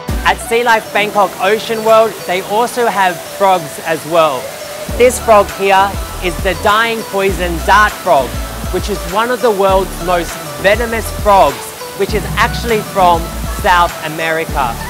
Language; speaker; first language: English; native; English